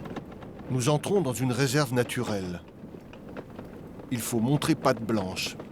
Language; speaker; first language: French; native; French